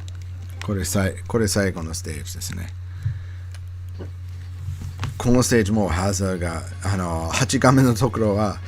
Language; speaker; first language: Japanese; non-native, learner; English